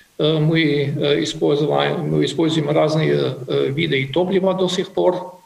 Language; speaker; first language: Russian; non-native, fluent; German